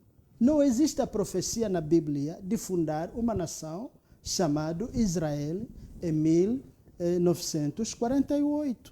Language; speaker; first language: Portuguese; non-native, local second language; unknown